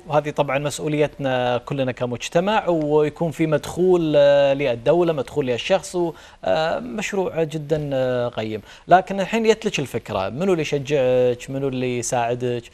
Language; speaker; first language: Arabic; native; Arabic